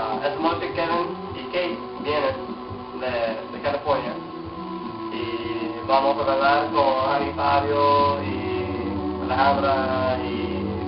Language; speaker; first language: Spanish; non-native, learner; English